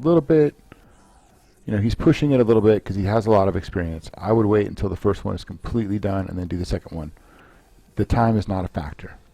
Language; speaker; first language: English; native; English